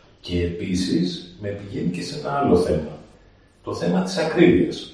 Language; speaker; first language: Greek; native; Greek